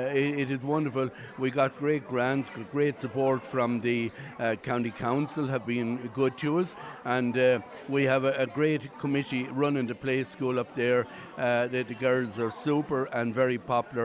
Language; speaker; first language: English; native; English